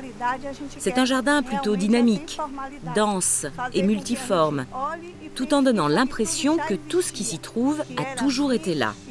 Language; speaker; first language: French; native; French